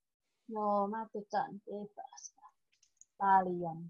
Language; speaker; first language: Finnish; non-native, learner; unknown